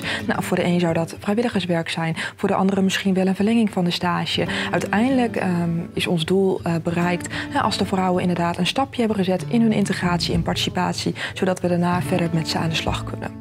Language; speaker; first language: Dutch; native; Dutch